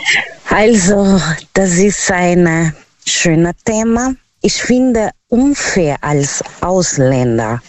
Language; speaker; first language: German; non-native, fluent; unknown